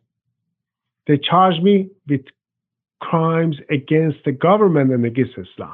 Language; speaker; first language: English; non-native, fluent; Persian